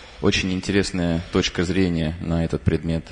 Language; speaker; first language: Russian; native; Russian